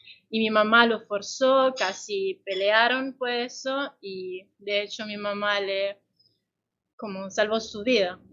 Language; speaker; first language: Spanish; non-native, fluent; Italian